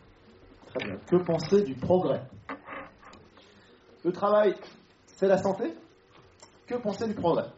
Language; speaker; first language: French; native; French